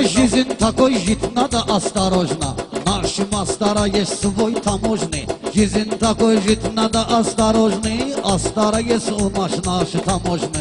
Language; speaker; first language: Russian; non-native, learner; Talysh